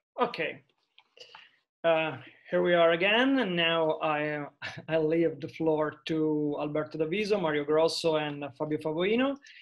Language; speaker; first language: English; non-native, fluent; Italian